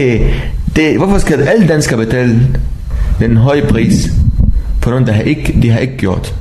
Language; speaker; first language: Danish; non-native, learner; Arabic